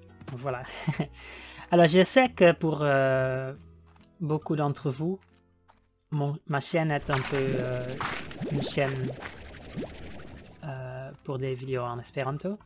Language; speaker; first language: French; non-native, learner; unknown